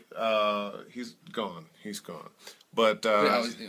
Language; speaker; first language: English; native; English